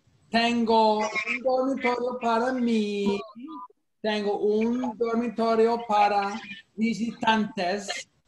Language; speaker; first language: Spanish; non-native, fluent; English